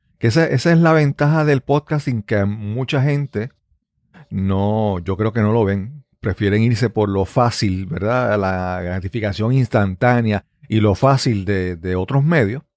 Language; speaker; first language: Spanish; native; Spanish